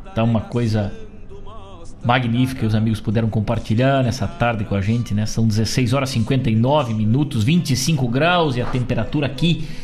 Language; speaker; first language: Portuguese; native; Portuguese